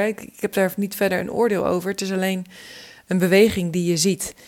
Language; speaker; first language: Dutch; native; Dutch